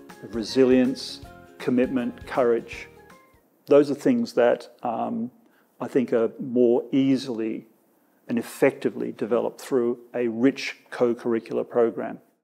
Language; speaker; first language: English; native; English